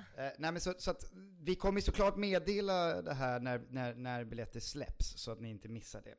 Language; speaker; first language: Swedish; native; Swedish